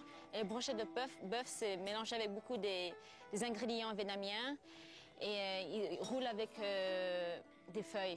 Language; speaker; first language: French; non-native, fluent; Vietnamese